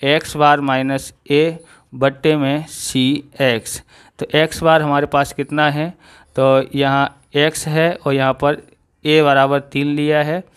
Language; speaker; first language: Hindi; non-native, local second language; Gujarati